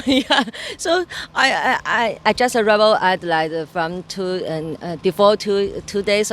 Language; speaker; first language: English; non-native, learner; Chinese